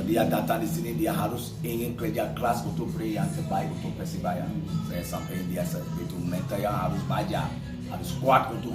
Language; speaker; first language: Indonesian; non-native, fluent; English